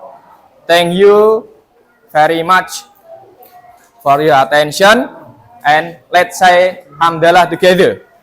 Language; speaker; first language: English; non-native, fluent; Indonesian